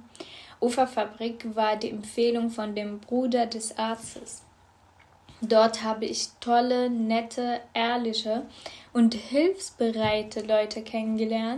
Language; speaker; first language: German; non-native, fluent; Arabic